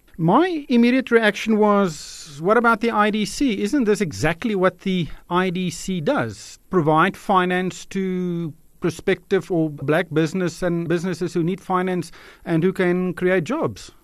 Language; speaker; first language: English; non-native, local second language; Afrikaans